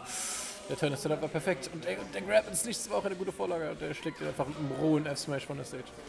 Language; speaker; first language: German; native; German